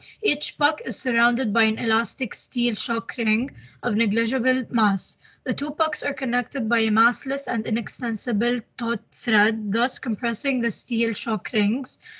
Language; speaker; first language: English; non-native, local second language; Arabic